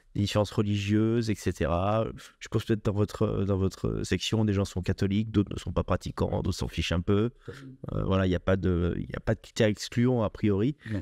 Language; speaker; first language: French; native; French